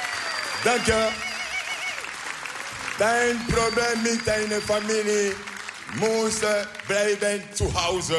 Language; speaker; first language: Dutch; non-native, learner; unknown